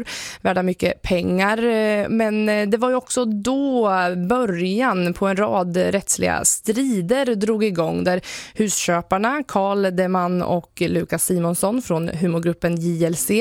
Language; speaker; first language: Swedish; native; Swedish